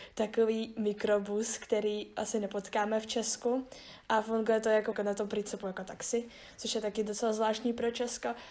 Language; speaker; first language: Czech; early bilingual, other home language; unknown